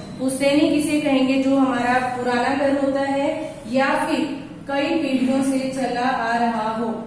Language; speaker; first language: Hindi; non-native, local second language; Gujarati